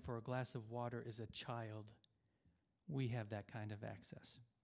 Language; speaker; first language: English; native; English